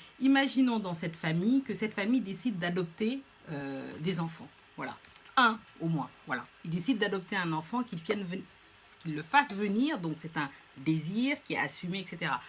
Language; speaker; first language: French; non-native, local second language; Fula